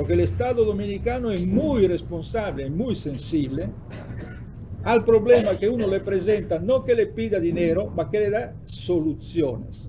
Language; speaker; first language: Spanish; non-native, fluent; Italian